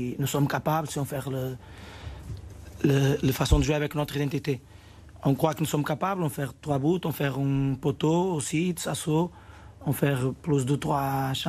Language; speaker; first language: French; non-native, fluent; Portuguese